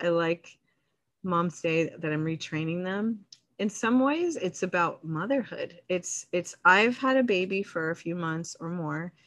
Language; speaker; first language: English; native; English